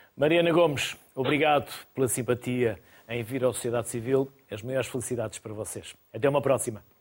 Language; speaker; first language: Portuguese; native; Portuguese